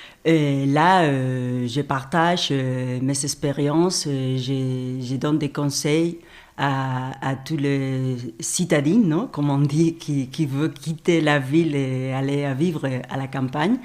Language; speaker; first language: French; non-native, fluent; Spanish